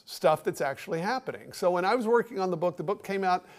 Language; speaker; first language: English; native; English